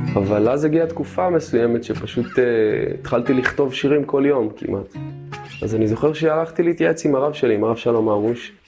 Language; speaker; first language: Hebrew; early bilingual, other home language; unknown